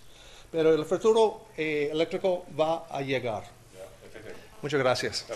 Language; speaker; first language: Spanish; non-native, learner; English